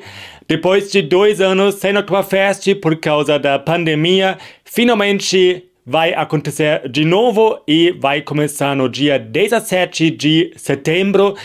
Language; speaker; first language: Portuguese; non-native, fluent; German